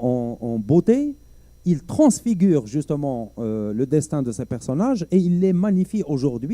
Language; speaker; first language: French; non-native, local second language; Arabic